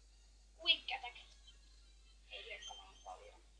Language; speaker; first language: Finnish; native; Finnish